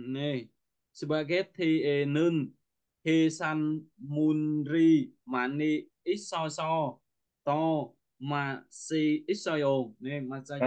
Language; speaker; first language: Korean; non-native, learner; Vietnamese